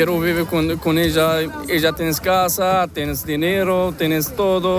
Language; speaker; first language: Spanish; non-native, learner; Arabic